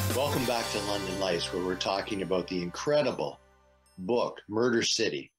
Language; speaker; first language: English; native; English